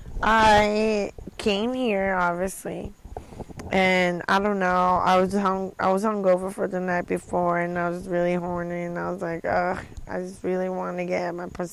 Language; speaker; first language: English; non-native, fluent; Portuguese